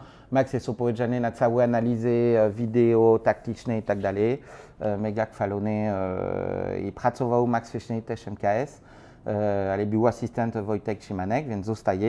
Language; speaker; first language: Polish; non-native, learner; French